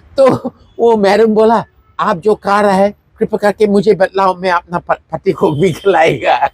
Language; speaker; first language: Hindi; non-native, fluent; English